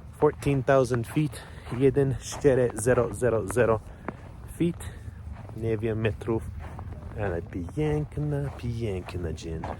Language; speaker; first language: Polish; non-native, learner; English